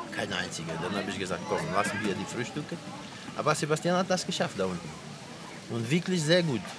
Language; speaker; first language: German; non-native, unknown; Portuguese